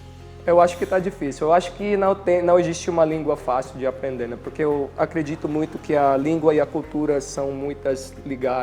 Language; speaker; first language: Portuguese; non-native, fluent; Filipino